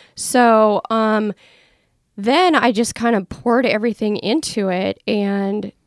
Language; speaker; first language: English; native; English